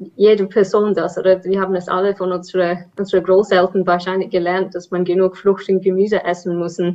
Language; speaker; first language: German; non-native, fluent; English